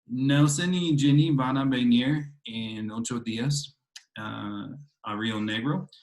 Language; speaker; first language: Spanish; non-native, fluent; English